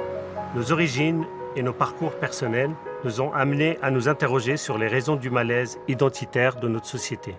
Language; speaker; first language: French; native; French